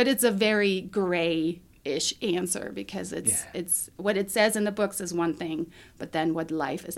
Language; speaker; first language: English; non-native, fluent; German